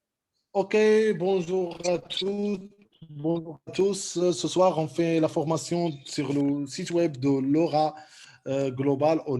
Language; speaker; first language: French; non-native, local second language; Arabic